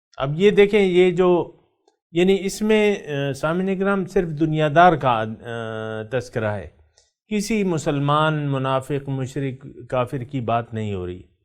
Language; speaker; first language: Urdu; non-native, local second language; Pashto